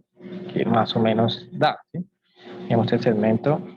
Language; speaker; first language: Spanish; native; Spanish